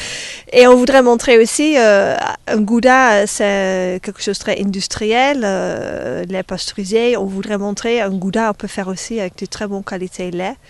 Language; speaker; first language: French; non-native, learner; Dutch